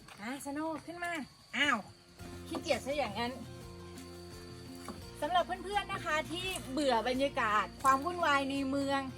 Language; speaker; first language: Thai; native; Thai